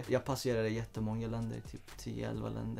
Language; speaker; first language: Swedish; non-native, fluent; Persian